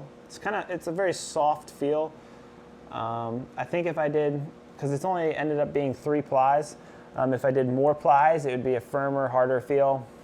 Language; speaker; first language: English; native; English